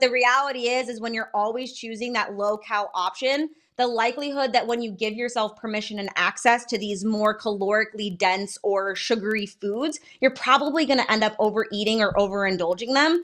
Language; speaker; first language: English; native; English